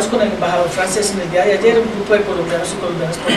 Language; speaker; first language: Spanish; native; Spanish